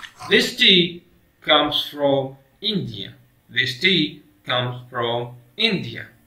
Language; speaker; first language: English; non-native, fluent; Arabic